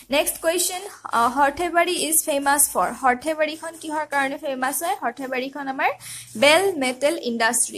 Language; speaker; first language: English; non-native, local second language; Assamese